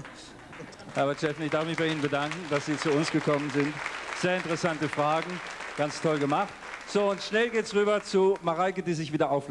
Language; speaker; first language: German; native; German